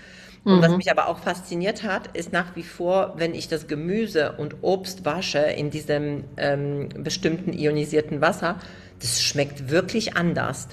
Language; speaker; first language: German; native; German